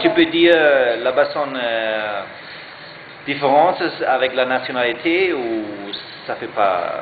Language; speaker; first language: French; non-native, learner; German